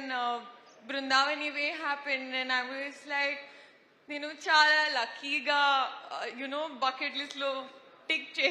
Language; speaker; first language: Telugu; non-native, learner; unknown